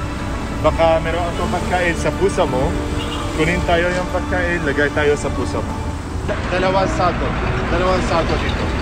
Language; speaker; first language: Filipino; non-native, learner; Arabic